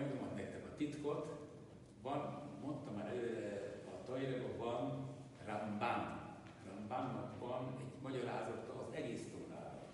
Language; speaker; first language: Hungarian; non-native, local second language; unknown